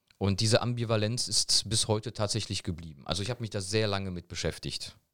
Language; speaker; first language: German; early bilingual, other home language; Polish